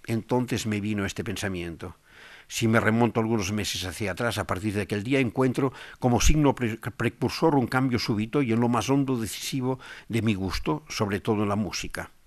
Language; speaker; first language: Spanish; non-native, local second language; Catalan